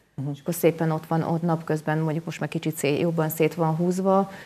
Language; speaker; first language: Hungarian; native; Hungarian